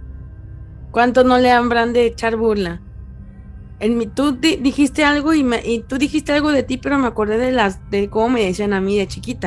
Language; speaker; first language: Spanish; native; Spanish